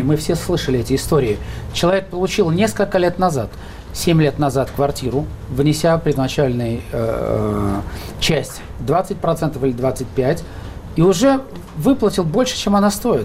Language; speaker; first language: Russian; native; Russian